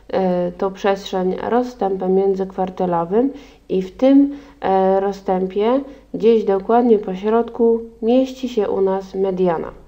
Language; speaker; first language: Polish; native; Polish